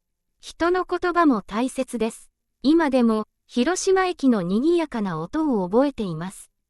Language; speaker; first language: Japanese; non-native, fluent; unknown